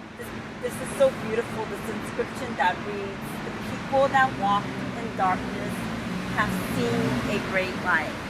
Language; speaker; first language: English; native; English